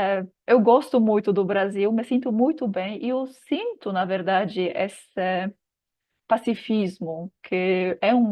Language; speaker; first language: Portuguese; non-native, fluent; Polish